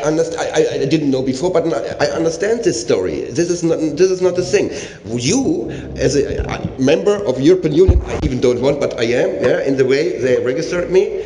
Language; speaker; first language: English; non-native, learner; German